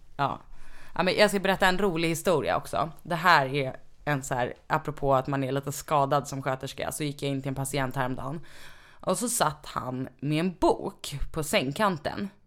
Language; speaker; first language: Swedish; native; Swedish